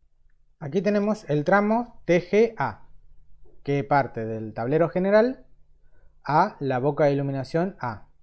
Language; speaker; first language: Spanish; native; Spanish